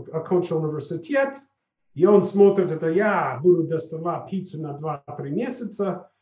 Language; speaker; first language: Russian; non-native, fluent; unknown